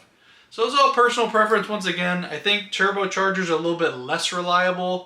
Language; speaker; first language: English; native; English